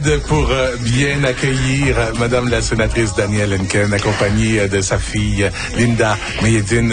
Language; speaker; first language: French; native; French